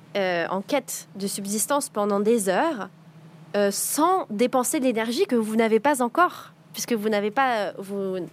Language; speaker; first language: French; native; French